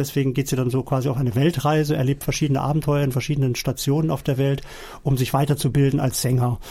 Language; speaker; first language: German; native; German